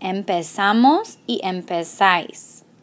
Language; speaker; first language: Spanish; non-native, fluent; English